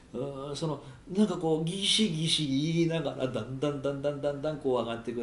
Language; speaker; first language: Japanese; native; Japanese